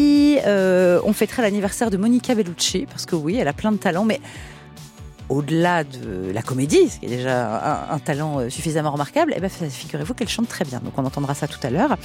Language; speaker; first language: French; native; French